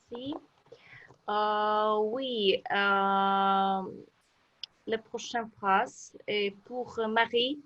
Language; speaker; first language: French; non-native, learner; Russian